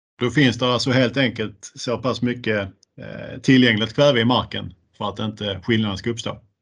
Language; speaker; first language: Swedish; native; Swedish